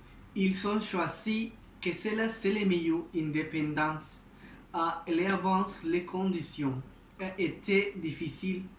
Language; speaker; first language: French; non-native, learner; Spanish